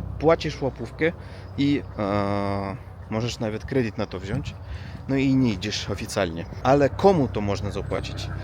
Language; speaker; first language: Polish; non-native, learner; Russian